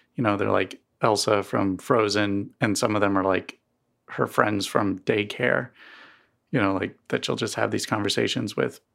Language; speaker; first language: English; native; English